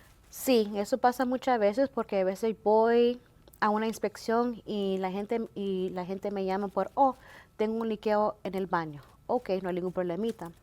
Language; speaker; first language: Spanish; early bilingual, heritage; Spanish